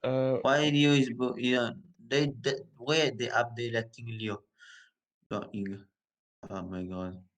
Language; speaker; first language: English; non-native, learner; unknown